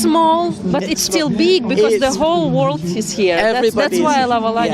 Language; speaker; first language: English; non-native, fluent; Russian